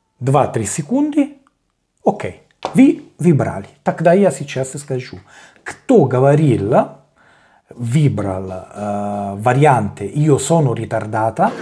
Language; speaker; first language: Russian; non-native, learner; Italian